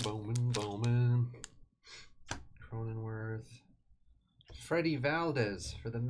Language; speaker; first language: English; native; English